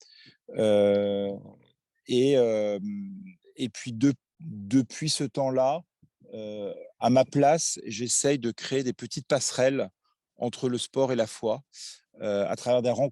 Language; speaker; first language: French; native; French